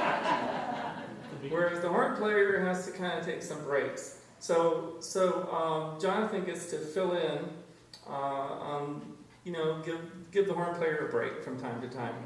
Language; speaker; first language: English; native; English